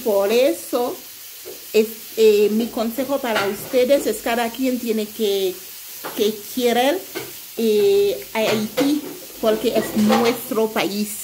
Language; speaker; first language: Spanish; non-native, local second language; Haitian Creole